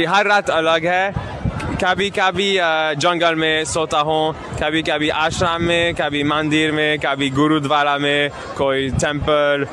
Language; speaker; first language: Hindi; non-native, learner; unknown